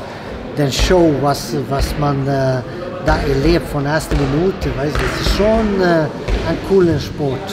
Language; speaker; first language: German; non-native, fluent; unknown